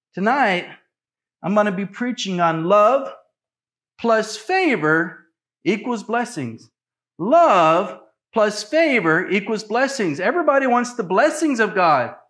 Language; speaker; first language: English; native; English